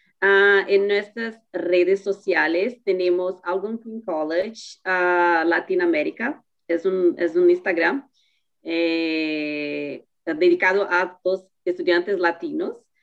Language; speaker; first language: Spanish; non-native, learner; Portuguese